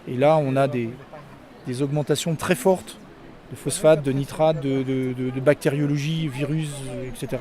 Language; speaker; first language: French; native; French